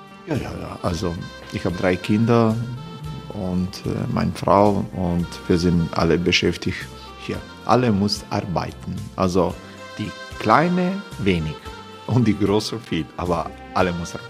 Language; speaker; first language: German; non-native, learner; Croatian